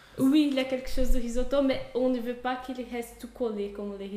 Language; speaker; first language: French; non-native, fluent; Portuguese